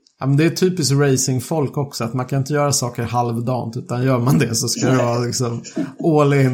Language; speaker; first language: Swedish; native; Swedish